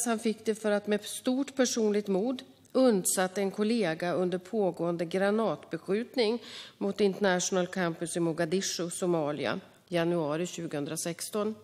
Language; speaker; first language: Swedish; native; Swedish